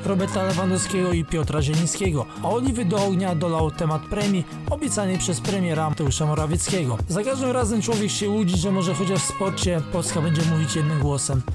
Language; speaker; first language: Polish; native; Polish